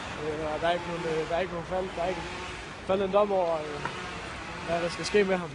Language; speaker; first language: Danish; native; Danish